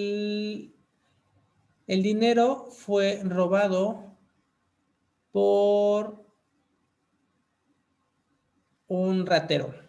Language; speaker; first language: Spanish; native; Spanish